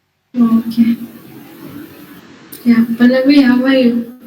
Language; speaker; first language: English; non-native, local second language; Hindi